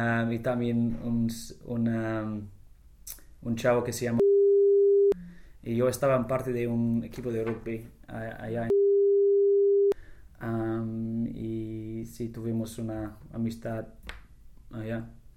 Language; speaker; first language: Spanish; non-native, fluent; English